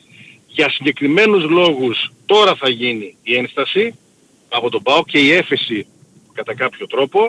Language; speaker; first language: Greek; native; Greek